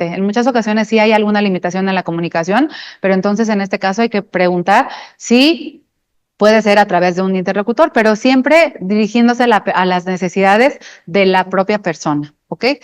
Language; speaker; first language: Spanish; native; Spanish